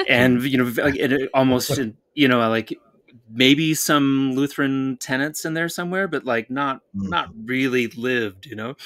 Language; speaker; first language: English; native; English